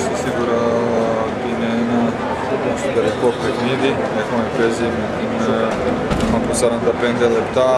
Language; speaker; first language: Greek; non-native, fluent; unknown